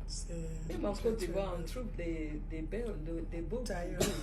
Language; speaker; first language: French; non-native, fluent; Igbo